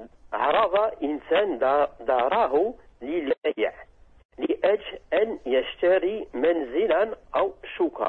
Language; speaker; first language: Arabic; non-native, learner; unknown